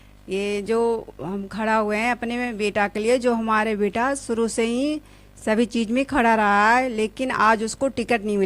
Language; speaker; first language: Hindi; native; Hindi